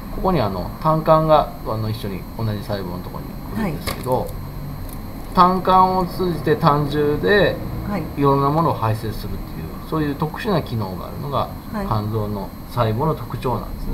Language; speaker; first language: Japanese; native; Japanese